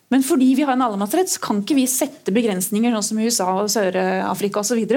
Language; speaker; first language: Norwegian; native; Norwegian